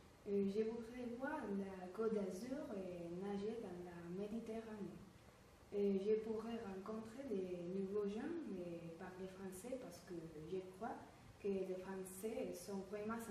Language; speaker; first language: French; non-native, learner; Spanish